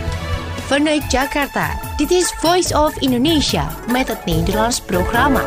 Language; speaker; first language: Dutch; non-native, learner; Indonesian